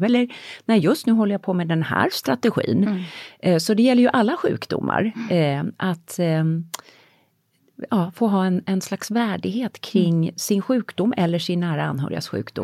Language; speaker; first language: Swedish; native; Swedish